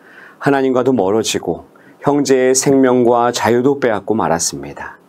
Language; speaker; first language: Korean; native; Korean